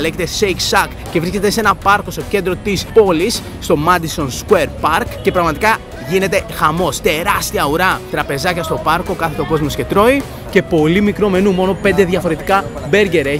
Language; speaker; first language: Greek; native; Greek